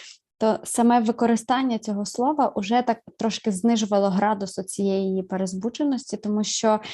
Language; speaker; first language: Ukrainian; native; Ukrainian